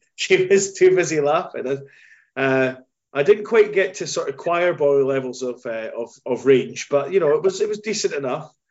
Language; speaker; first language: English; native; English